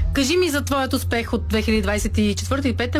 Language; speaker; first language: Bulgarian; native; Bulgarian